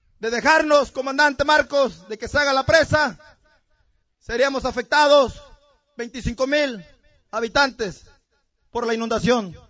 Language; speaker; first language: Spanish; native; Spanish